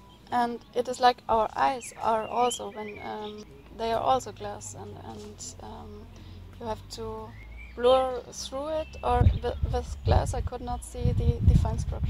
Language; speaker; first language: English; non-native, fluent; German